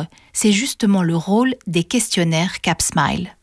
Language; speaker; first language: French; native; French